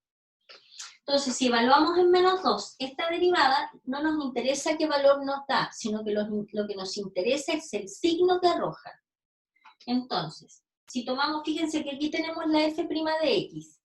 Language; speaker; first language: Spanish; native; Spanish